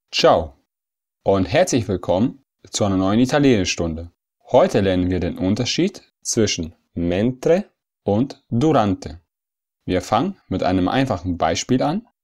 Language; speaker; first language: German; early bilingual, other home language; Italian